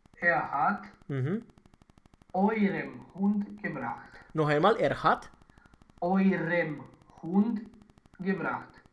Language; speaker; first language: German; non-native, learner; Romanian